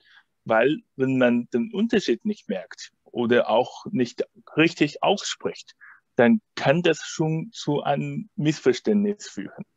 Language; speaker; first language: German; non-native, fluent; Chinese